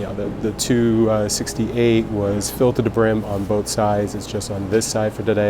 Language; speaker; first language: English; native; English